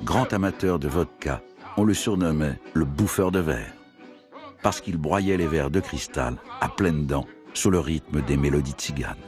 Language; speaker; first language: French; native; French